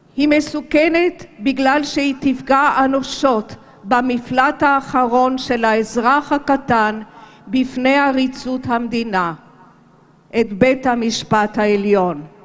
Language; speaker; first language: Hebrew; early bilingual, other home language; Romanian